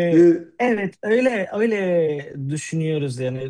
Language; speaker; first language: Turkish; non-native, fluent; Spanish